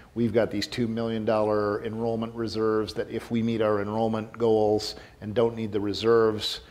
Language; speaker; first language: English; native; English